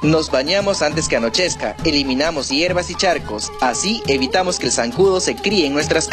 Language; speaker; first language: Spanish; native; Spanish